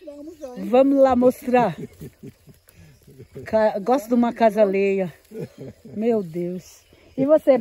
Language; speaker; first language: Portuguese; native; Portuguese